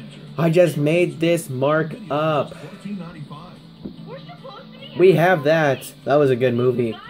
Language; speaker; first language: English; native; English